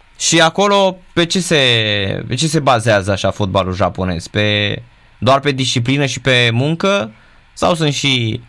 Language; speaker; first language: Romanian; native; Romanian